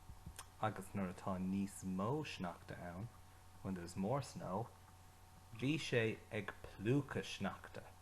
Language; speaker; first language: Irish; non-native, local second language; English